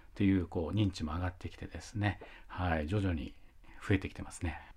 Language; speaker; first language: Japanese; native; Japanese